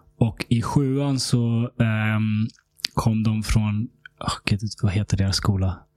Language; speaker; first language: Swedish; early bilingual, other home language; Serbian